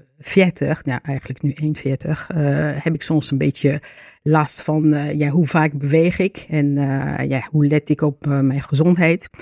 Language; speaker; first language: Dutch; non-native, fluent; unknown